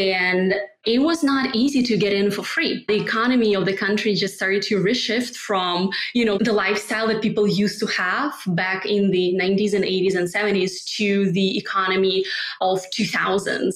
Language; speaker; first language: English; non-native, fluent; Russian